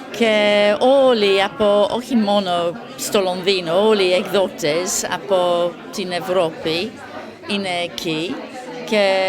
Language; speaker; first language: Greek; non-native, learner; English